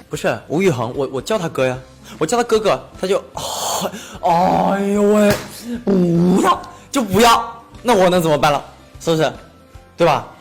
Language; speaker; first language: Chinese; native; Chinese